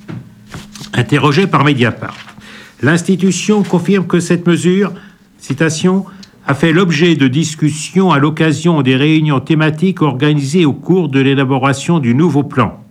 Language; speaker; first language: French; native; French